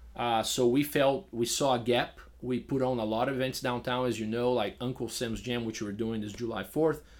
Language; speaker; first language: English; non-native, fluent; Portuguese